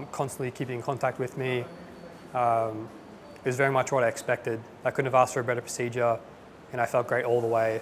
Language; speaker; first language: English; native; English